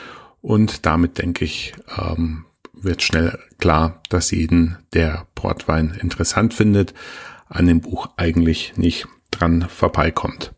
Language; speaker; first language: German; native; German